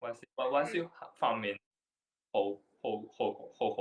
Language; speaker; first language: Chinese; non-native, learner; Japanese